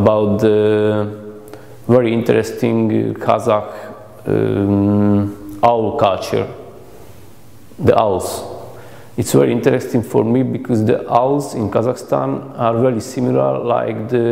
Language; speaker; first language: English; non-native, learner; Hungarian